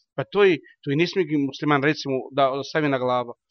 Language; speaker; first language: Bosnian; non-native, learner; Arabic